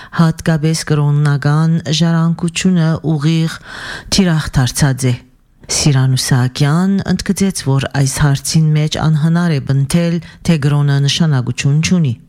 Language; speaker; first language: Armenian; early bilingual, heritage; Armenian